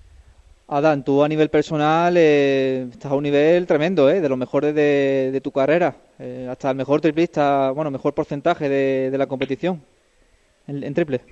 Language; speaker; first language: Spanish; native; Spanish